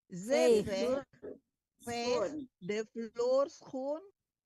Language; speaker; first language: Dutch; non-native, learner; Indonesian